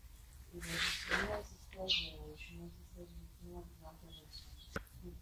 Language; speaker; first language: French; native; French